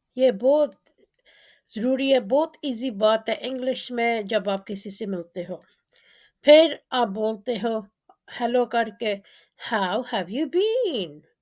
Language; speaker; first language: Urdu; non-native, local second language; Punjabi